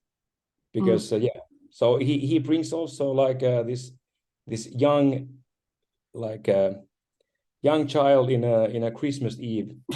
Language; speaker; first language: English; non-native, fluent; Finnish